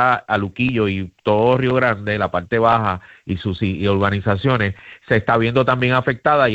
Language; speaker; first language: Spanish; native; Spanish